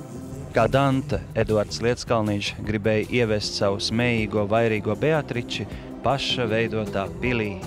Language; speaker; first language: Latvian; native; Latvian